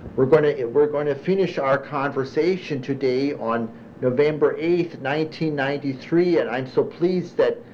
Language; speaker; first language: English; early bilingual, other home language; German